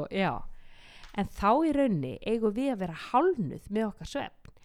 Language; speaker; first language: Icelandic; native; Icelandic